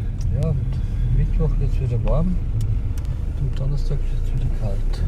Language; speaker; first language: German; native; German